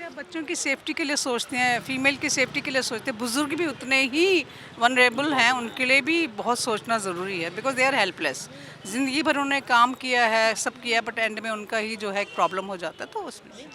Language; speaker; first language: Hindi; native; Hindi